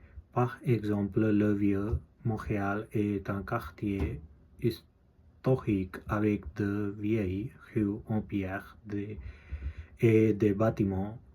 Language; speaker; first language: French; non-native, learner; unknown